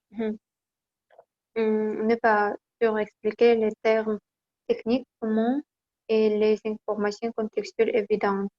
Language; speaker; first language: French; non-native, learner; Kazakh